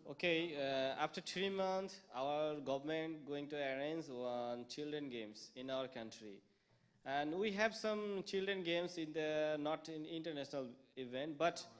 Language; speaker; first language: English; non-native, local second language; Bangla